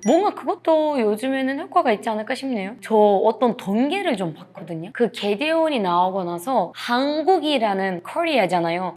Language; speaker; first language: Korean; non-native, fluent; Turkish